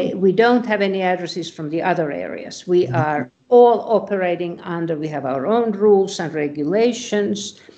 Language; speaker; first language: English; non-native, fluent; Finnish